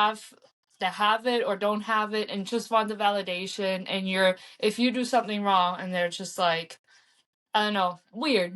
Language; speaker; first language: English; early bilingual, heritage; English